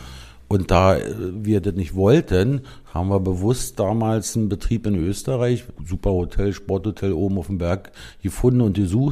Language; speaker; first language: German; native; German